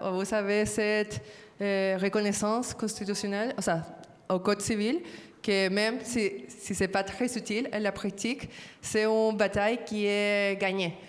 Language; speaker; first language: French; non-native, fluent; Spanish